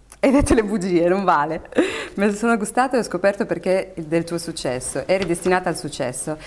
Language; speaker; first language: Italian; early bilingual, other home language; Arabic